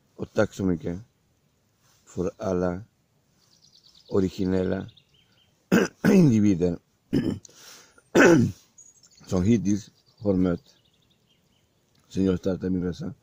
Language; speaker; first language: Swedish; non-native, learner; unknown